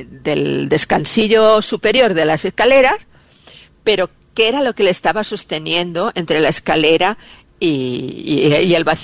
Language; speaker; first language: Spanish; native; Spanish